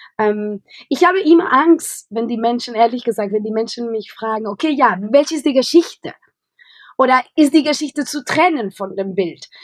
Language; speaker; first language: German; non-native, fluent; Spanish